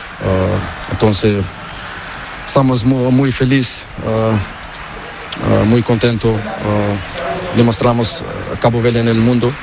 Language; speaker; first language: Spanish; non-native, learner; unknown